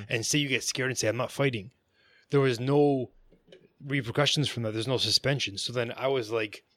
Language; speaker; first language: English; native; English